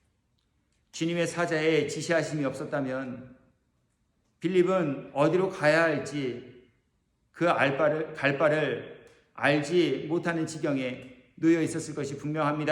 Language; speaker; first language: Korean; native; Korean